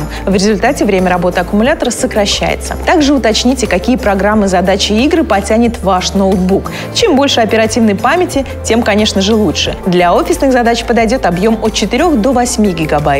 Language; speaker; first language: Russian; native; Russian